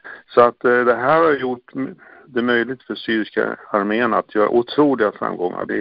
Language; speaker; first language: Swedish; native; Swedish